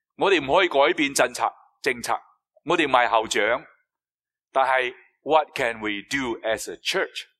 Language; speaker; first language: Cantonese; non-native, fluent; Chinese